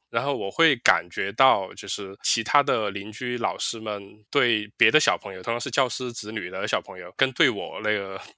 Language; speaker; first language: Chinese; native; Chinese